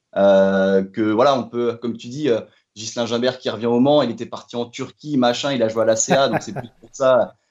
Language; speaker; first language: French; native; French